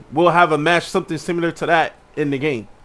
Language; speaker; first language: English; native; English